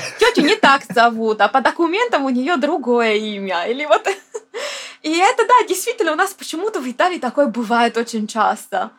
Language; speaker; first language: Russian; non-native, fluent; Italian